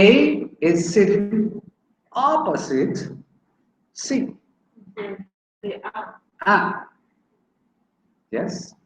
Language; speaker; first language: English; non-native, fluent; Spanish